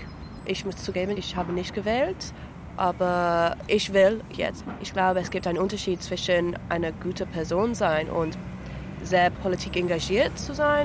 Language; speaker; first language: German; non-native, fluent; English